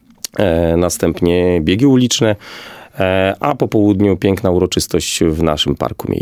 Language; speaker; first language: Polish; native; Polish